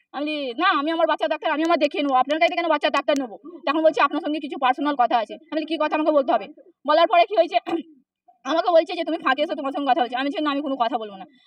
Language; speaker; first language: Bangla; non-native, local second language; Hindi